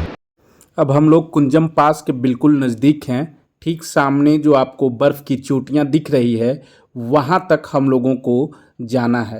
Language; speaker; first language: Hindi; native; Hindi